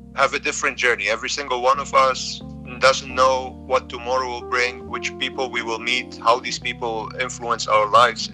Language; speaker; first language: English; non-native, fluent; Arabic